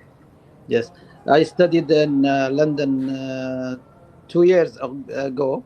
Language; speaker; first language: English; non-native, learner; Arabic